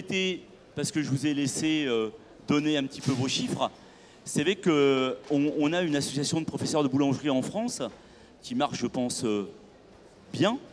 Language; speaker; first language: French; native; French